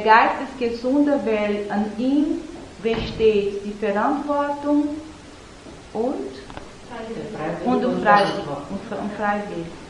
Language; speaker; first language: German; non-native, learner; Portuguese